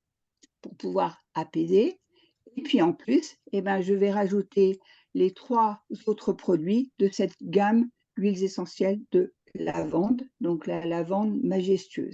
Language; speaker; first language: French; native; French